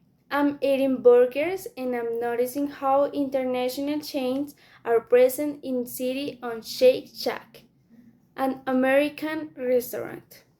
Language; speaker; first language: English; non-native, learner; Spanish